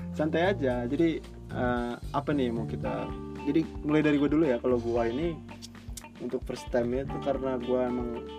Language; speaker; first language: Indonesian; native; Indonesian